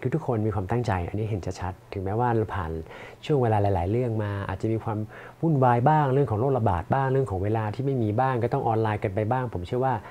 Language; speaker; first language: Thai; native; Thai